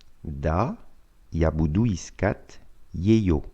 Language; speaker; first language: Russian; non-native, fluent; French